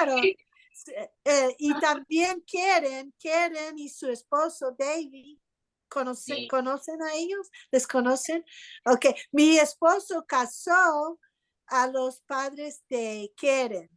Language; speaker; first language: Spanish; non-native, fluent; English